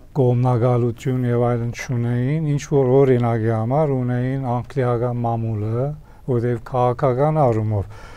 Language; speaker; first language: Armenian; early bilingual, heritage; Armenian